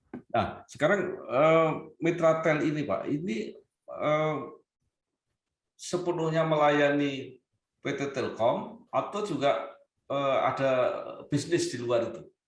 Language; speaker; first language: Indonesian; native; Indonesian